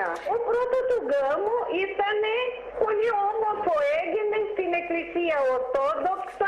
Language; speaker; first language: Greek; non-native, fluent; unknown